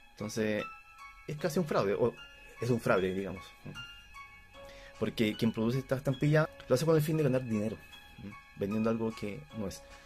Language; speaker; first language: Spanish; native; Spanish